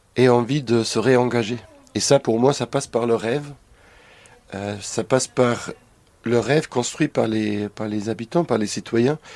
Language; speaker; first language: French; non-native, fluent; German